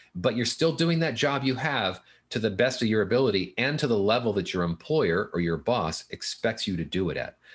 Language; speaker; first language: English; native; English